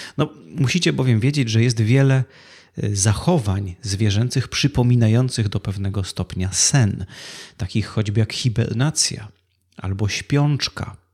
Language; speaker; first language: Polish; native; Polish